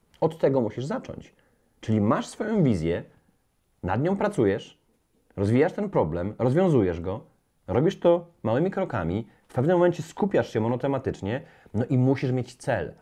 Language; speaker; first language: Polish; native; Polish